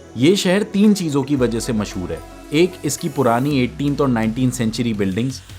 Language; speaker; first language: Urdu; native; Urdu